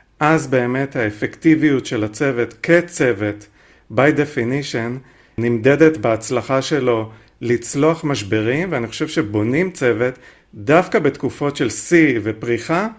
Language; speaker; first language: Hebrew; native; Hebrew